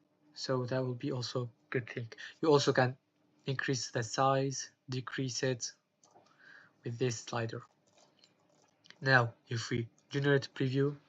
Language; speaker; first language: English; non-native, fluent; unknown